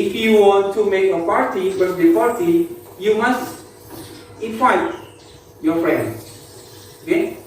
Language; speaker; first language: English; non-native, learner; Indonesian